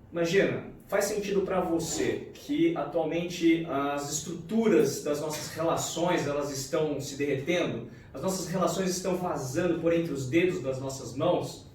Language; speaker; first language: Portuguese; native; Portuguese